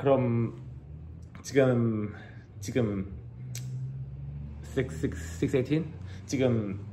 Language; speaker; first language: Korean; non-native, learner; English